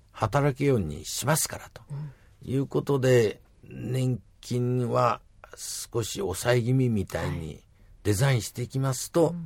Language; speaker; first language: Japanese; native; Japanese